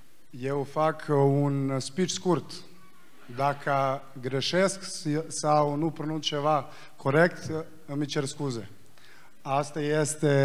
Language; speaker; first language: Romanian; non-native, fluent; Serbian